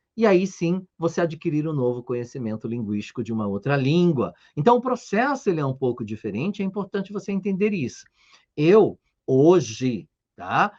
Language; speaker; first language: Portuguese; native; Portuguese